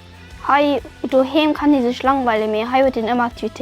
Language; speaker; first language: German; non-native, local second language; Luxembourgish